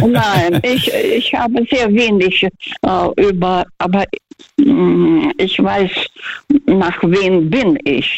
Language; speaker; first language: German; non-native, fluent; Russian